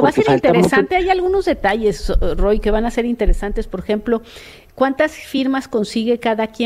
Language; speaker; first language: Spanish; native; Spanish